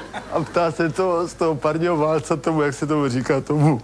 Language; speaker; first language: Czech; native; Czech